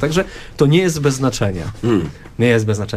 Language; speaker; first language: Polish; native; Polish